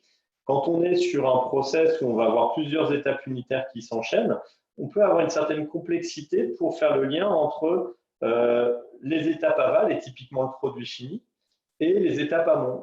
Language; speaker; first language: French; native; French